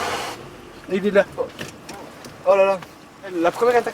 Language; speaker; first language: French; native; French